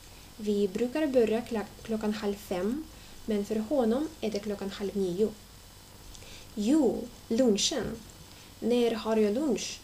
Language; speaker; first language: Swedish; non-native, fluent; Russian